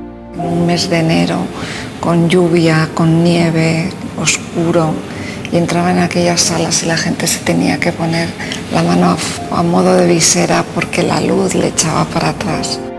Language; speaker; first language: Spanish; native; Spanish